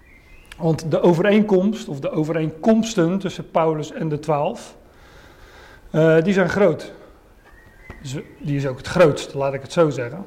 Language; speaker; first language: Dutch; native; Dutch